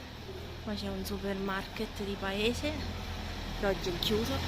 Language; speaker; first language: Italian; native; Italian